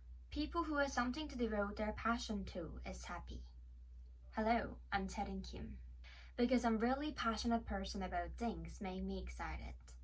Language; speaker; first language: English; non-native, learner; Korean